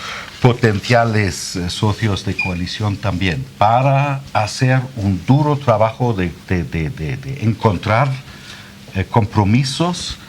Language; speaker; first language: Spanish; non-native, fluent; German